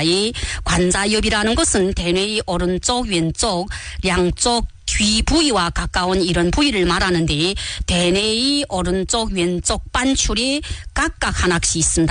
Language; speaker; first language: Korean; native; Korean